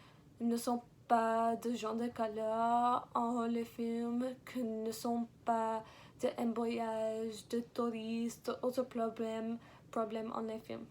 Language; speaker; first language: French; non-native, learner; English